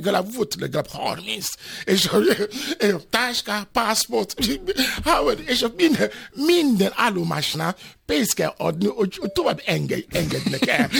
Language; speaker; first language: Hungarian; non-native, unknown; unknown